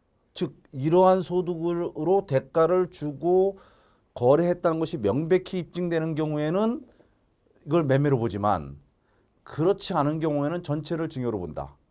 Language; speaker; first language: Korean; native; Korean